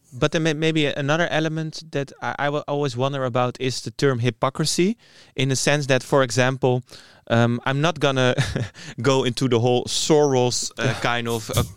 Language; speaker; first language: English; non-native, fluent; Dutch